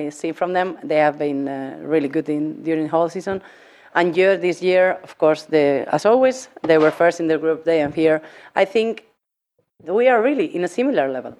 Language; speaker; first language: English; non-native, fluent; Spanish